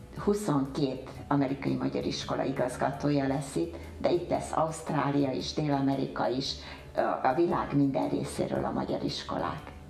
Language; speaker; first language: Hungarian; early bilingual, heritage; Hungarian